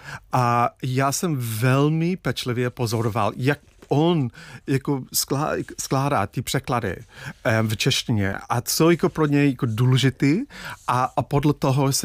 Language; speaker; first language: Czech; non-native, fluent; English